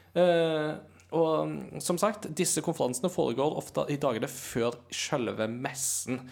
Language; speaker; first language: Norwegian; native; Norwegian